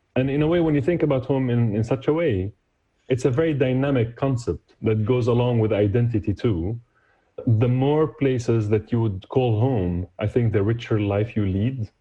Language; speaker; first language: English; non-native, fluent; Arabic